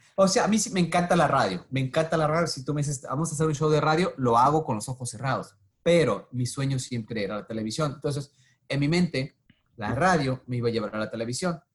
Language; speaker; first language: Spanish; native; Spanish